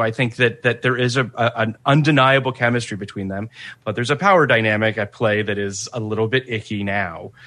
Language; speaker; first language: English; native; English